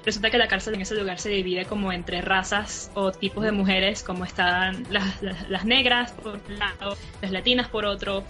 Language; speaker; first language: Spanish; native; Spanish